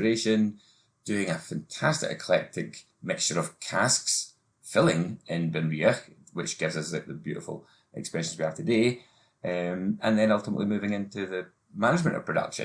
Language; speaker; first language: English; native; English